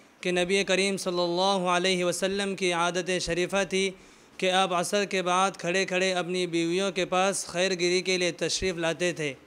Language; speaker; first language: Urdu; native; Urdu